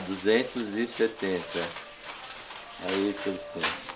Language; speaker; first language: Portuguese; native; Portuguese